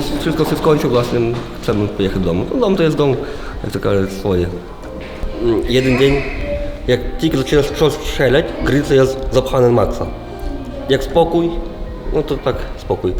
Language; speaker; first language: Polish; non-native, learner; Ukrainian